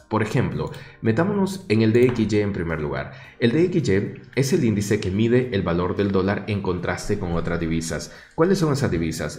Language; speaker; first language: Spanish; native; Spanish